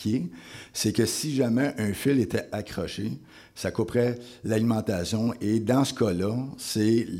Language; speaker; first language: French; native; French